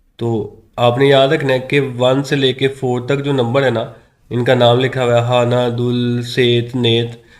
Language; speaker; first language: Urdu; non-native, local second language; Punjabi